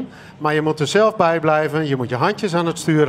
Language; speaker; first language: Dutch; native; Dutch